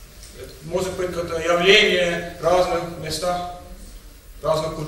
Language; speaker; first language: Russian; non-native, learner; Estonian